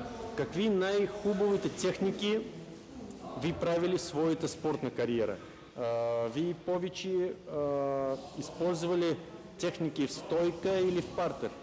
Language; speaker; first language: Bulgarian; non-native, learner; Russian